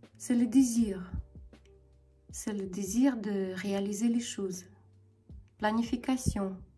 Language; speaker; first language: French; non-native, fluent; Ukrainian